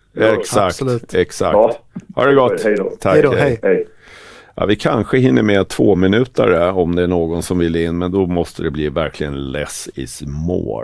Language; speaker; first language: Swedish; native; Swedish